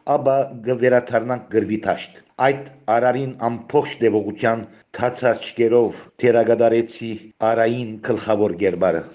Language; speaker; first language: Armenian; native; Armenian